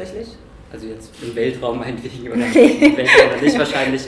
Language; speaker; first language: German; native; German